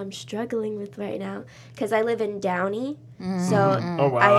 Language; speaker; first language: English; native; English